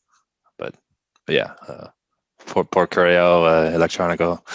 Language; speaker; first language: Spanish; non-native, learner; English